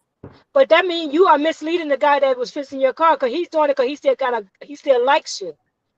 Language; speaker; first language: English; native; English